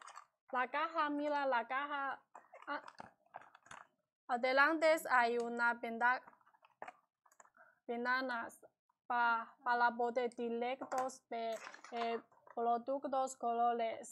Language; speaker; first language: Spanish; non-native, learner; Chinese